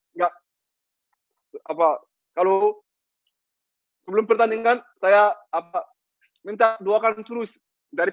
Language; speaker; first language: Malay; non-native, learner; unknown